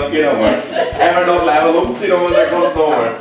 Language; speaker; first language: German; native; German